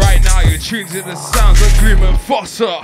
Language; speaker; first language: English; native; English